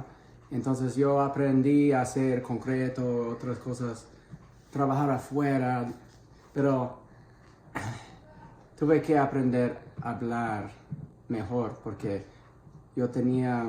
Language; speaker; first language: Spanish; non-native, fluent; English